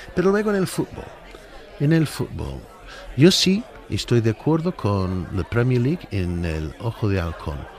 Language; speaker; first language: Spanish; non-native, fluent; English